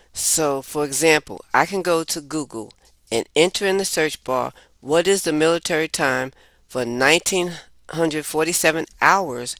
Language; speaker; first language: English; native; English